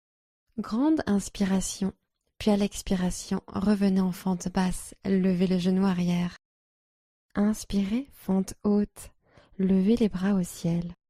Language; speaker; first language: French; native; French